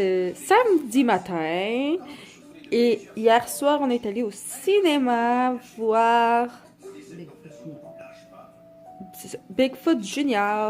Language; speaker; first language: French; native; French